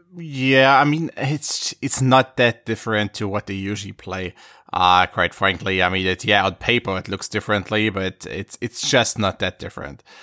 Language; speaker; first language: English; non-native, fluent; German